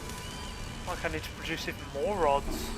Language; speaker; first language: English; native; English